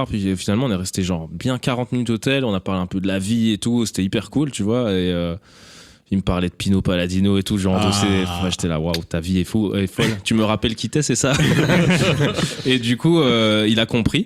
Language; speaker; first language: French; native; French